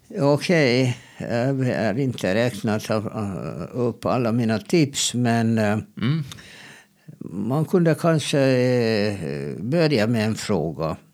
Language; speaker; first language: Swedish; non-native, fluent; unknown